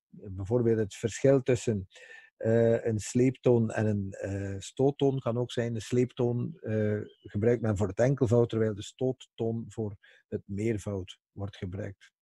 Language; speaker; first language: Dutch; native; Dutch